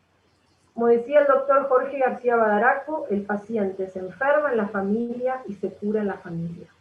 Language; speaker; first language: Spanish; native; Spanish